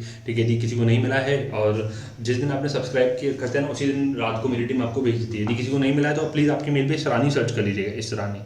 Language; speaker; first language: Hindi; native; Hindi